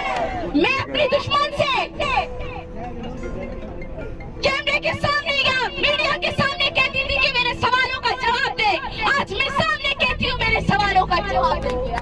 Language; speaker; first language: Hindi; non-native, local second language; Baluchi